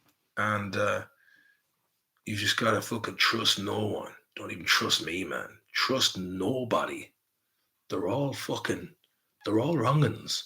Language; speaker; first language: English; native; English